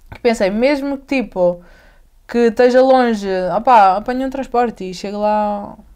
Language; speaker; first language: Portuguese; native; Portuguese